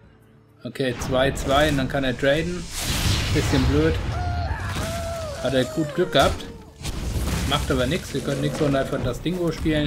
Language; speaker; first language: German; native; German